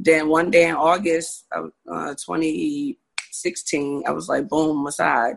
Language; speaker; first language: English; native; English